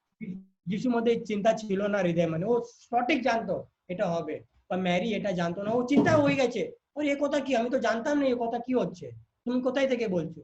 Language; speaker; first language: Bangla; non-native, learner; Hindi